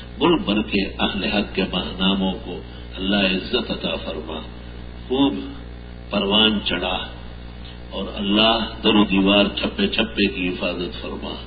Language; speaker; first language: Urdu; non-native, local second language; Pashto